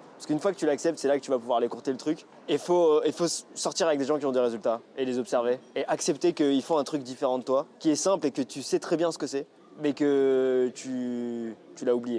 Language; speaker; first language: French; native; French